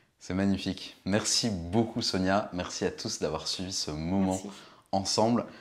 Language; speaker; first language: French; native; French